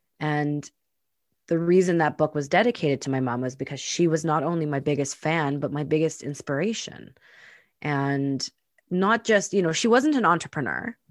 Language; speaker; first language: English; native; English